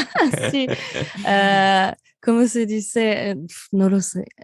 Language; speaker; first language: Spanish; non-native, fluent; French